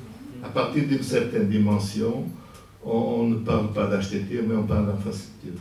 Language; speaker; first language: French; non-native, fluent; Portuguese